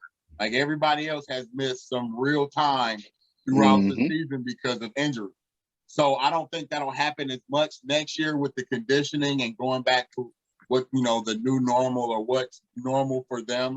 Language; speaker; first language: English; native; English